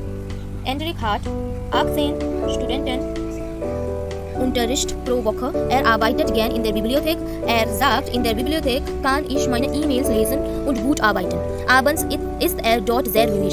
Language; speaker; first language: German; non-native, fluent; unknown